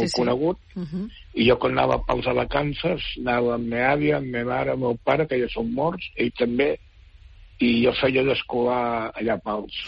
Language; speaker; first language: Catalan; native; Catalan